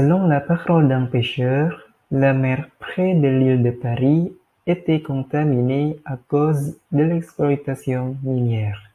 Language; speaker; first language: French; non-native, learner; Indonesian